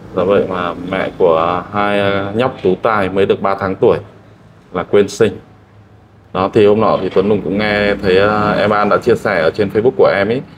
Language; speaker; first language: Vietnamese; non-native, local second language; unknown